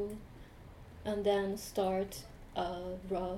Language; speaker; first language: English; non-native, fluent; Japanese